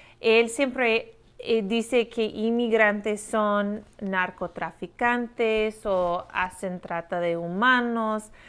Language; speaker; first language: Spanish; non-native, fluent; English